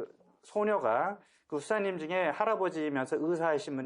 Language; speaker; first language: Korean; native; Korean